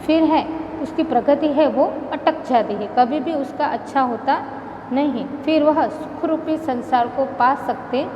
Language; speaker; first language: Hindi; non-native, local second language; Gujarati